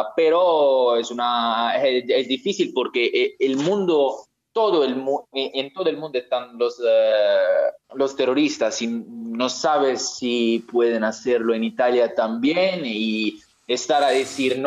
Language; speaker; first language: Spanish; non-native, learner; Italian